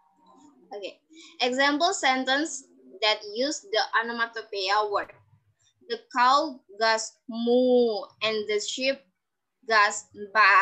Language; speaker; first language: English; non-native, learner; Indonesian